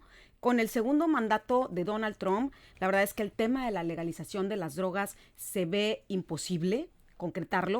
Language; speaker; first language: Spanish; native; Spanish